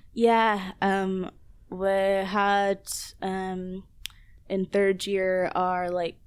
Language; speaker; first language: English; native; English